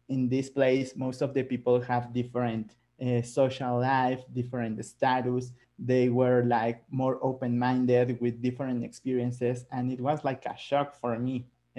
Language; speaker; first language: English; non-native, fluent; Spanish